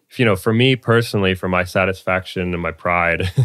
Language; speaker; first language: English; native; English